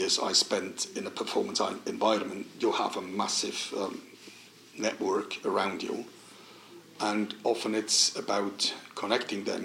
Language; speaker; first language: English; non-native, fluent; Swiss German